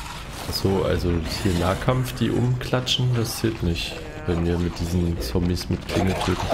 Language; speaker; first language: German; native; German